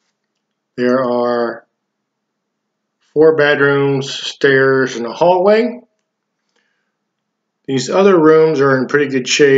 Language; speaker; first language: English; native; English